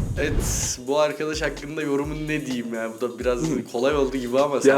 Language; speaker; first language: Turkish; native; Turkish